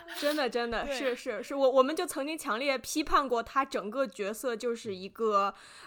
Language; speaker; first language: Chinese; native; Chinese